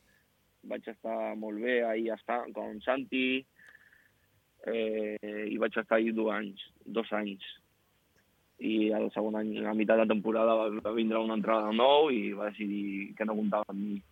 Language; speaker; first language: Catalan; non-native, local second language; Spanish